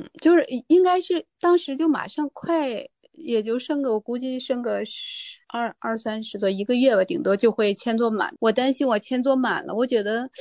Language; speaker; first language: Chinese; native; Chinese